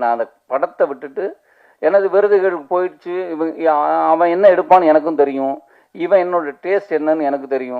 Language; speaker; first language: Tamil; native; Tamil